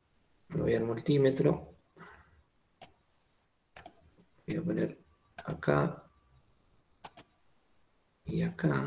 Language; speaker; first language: Spanish; native; Spanish